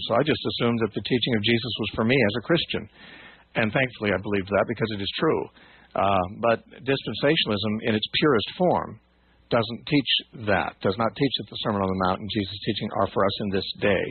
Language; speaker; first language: English; native; English